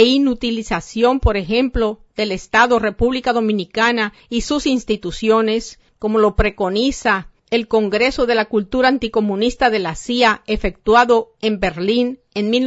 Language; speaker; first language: Spanish; native; Spanish